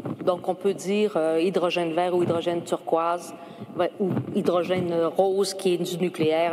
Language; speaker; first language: French; native; French